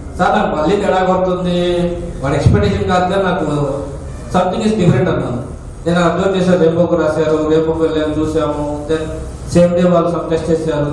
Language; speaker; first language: Telugu; non-native, local second language; Urdu